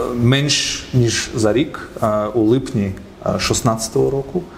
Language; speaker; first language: Ukrainian; non-native, fluent; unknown